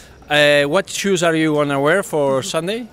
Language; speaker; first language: English; non-native, fluent; Spanish